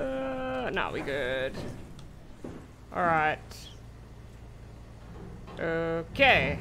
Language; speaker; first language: English; native; English